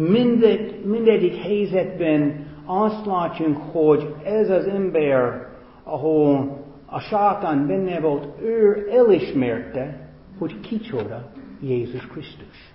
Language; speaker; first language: Hungarian; non-native, fluent; English